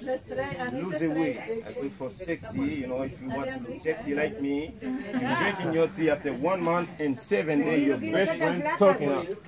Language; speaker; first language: English; non-native, learner; Spanish